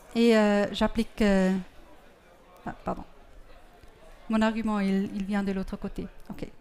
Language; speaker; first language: French; non-native, fluent; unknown